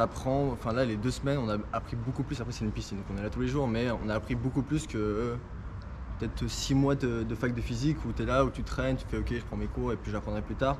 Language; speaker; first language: French; native; French